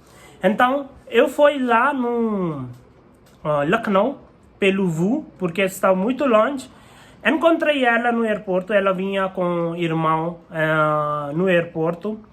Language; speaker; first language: Portuguese; non-native, learner; Hindi